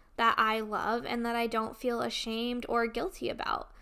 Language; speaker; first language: English; native; English